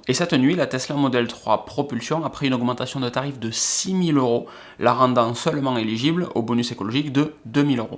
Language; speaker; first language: French; native; French